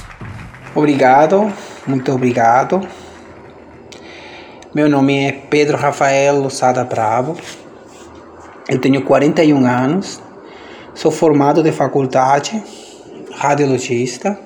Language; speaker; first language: Portuguese; non-native, fluent; Spanish